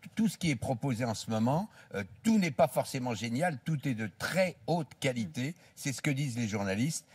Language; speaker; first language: French; native; French